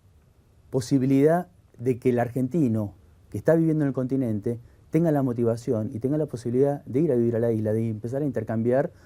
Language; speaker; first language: Spanish; native; Spanish